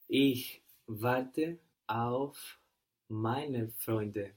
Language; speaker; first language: German; non-native, learner; English